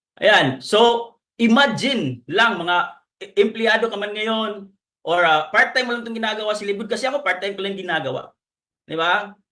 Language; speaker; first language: Filipino; non-native, local second language; Cebuano